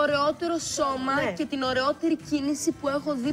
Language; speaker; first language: Greek; native; Greek